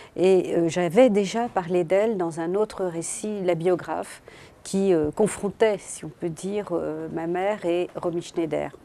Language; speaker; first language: French; native; French